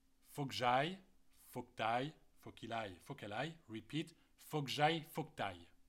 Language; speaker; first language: French; native; French